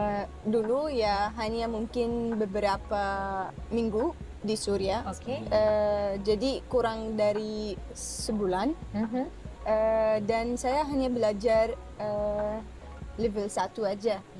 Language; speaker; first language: Indonesian; non-native, fluent; Arabic